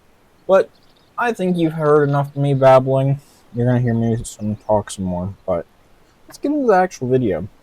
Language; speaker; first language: English; native; English